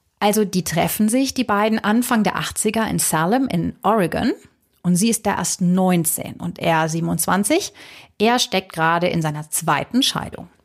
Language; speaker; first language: German; native; German